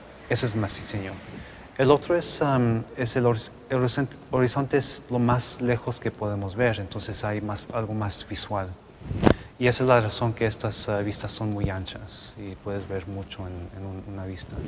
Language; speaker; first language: Spanish; non-native, local second language; English